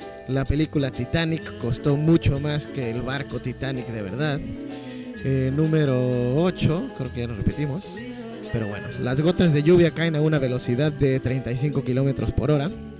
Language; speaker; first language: Spanish; native; Spanish